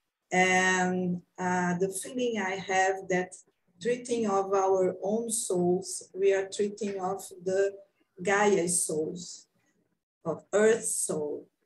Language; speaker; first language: English; non-native, fluent; Portuguese